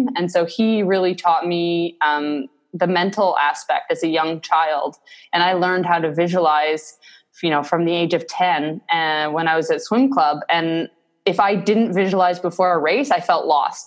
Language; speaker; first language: English; native; English